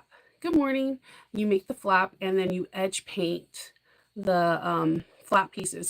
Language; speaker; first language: English; native; English